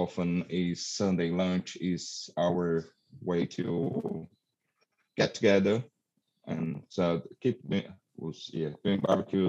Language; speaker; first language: English; non-native, fluent; Portuguese